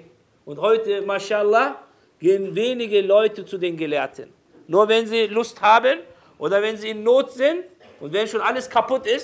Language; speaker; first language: German; non-native, fluent; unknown